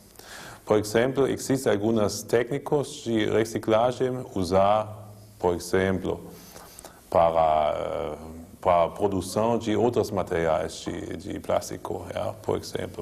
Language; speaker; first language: Portuguese; non-native, learner; German